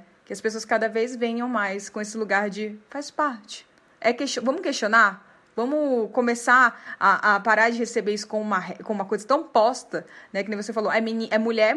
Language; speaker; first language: Portuguese; native; Portuguese